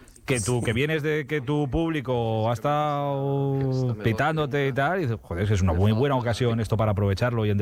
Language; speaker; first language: Spanish; native; Spanish